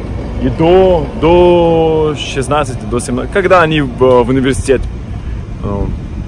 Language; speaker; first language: Russian; non-native, fluent; Portuguese